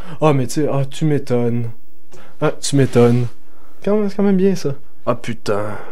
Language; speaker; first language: French; native; French